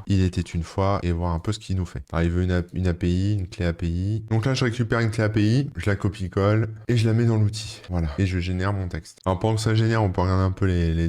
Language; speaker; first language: French; native; French